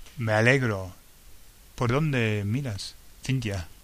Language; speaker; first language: Spanish; non-native, fluent; English